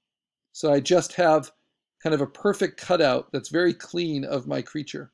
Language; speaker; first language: English; native; English